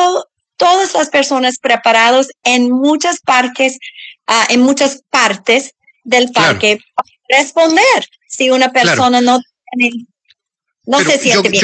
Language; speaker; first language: Spanish; non-native, learner; English